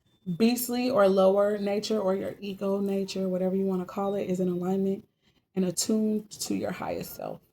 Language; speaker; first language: English; native; English